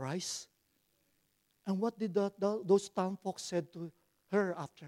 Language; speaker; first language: English; non-native, local second language; Filipino